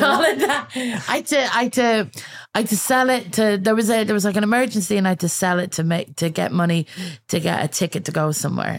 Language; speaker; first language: English; native; English